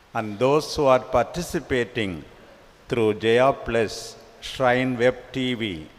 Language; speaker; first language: English; non-native, local second language; Tamil